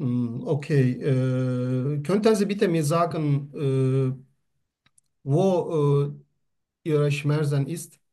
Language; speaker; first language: German; non-native, learner; Turkish